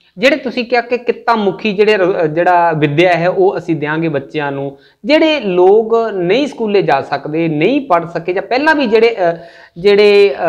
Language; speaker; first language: Punjabi; native; Punjabi